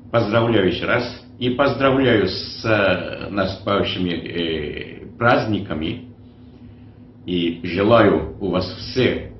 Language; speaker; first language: Russian; non-native, learner; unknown